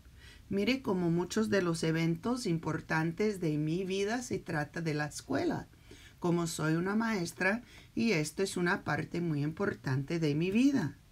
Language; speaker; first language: Spanish; early bilingual, heritage; Spanish